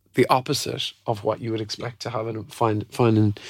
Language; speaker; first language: English; native; English